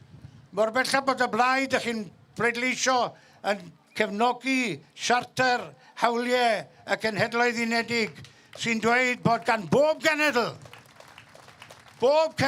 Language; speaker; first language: Welsh; native; Welsh